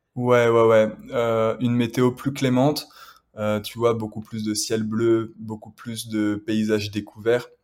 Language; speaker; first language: French; native; French